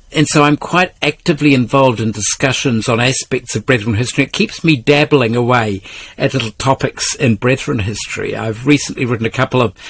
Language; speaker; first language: English; native; English